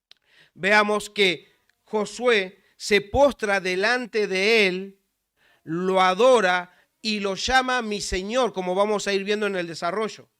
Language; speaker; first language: Spanish; native; Spanish